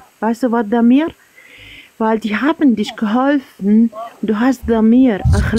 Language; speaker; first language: German; non-native, learner; Arabic